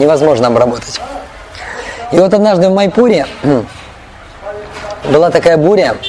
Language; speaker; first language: Russian; native; Russian